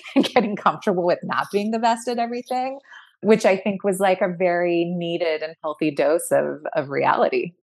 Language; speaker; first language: English; native; English